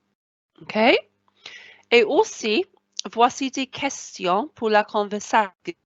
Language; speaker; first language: French; non-native, fluent; Welsh